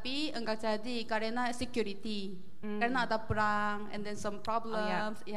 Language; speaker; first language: Indonesian; non-native, learner; Korean